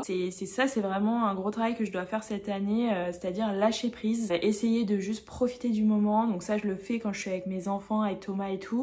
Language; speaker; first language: French; native; French